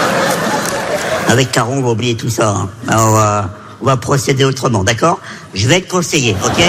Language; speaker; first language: French; native; French